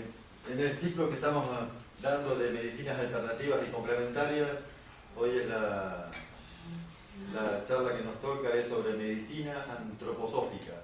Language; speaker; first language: Spanish; native; Spanish